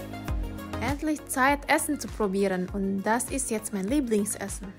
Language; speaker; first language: German; non-native, fluent; Indonesian